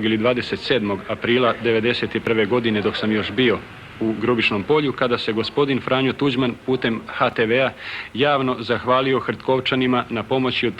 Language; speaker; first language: Bosnian; native; Bosnian